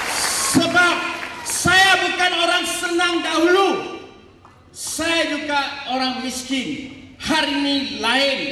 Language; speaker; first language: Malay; non-native, local second language; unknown